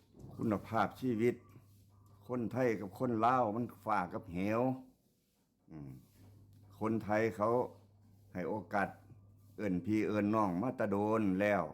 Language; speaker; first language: Thai; non-native, local second language; Lao